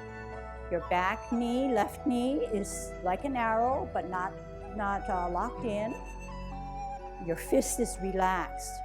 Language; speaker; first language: English; native; English